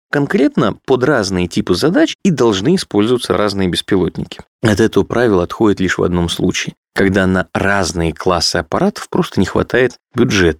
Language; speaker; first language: Russian; native; Russian